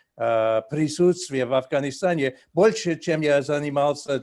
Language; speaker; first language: Russian; non-native, fluent; English